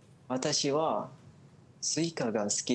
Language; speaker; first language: Japanese; non-native, learner; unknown